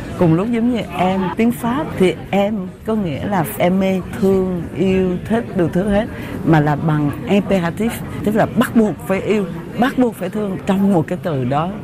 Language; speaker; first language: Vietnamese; early bilingual, other home language; French